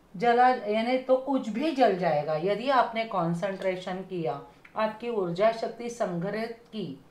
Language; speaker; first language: Hindi; non-native, local second language; Marathi